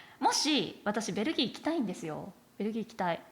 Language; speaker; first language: Japanese; native; Japanese